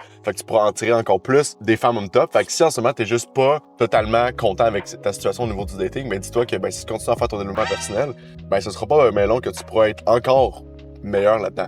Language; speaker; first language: French; native; French